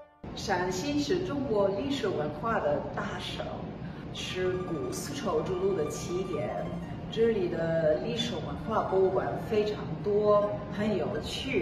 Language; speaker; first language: Chinese; non-native, fluent; English